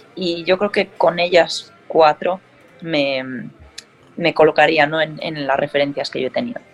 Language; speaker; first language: Spanish; native; Spanish